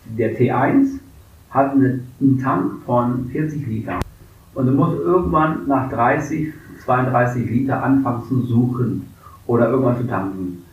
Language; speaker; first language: German; early bilingual, other home language; English